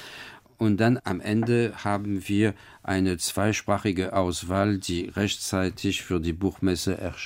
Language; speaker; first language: German; non-native, fluent; French